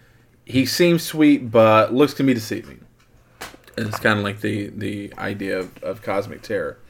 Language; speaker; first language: English; native; English